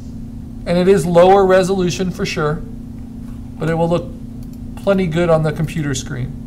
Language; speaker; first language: English; native; English